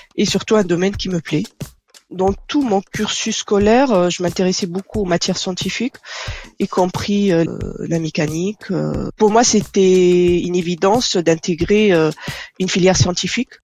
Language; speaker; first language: French; non-native, local second language; Arabic